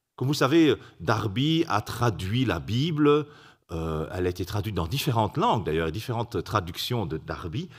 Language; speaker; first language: French; native; French